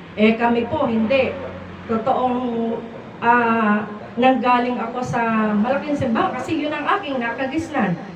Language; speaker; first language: Filipino; native; Filipino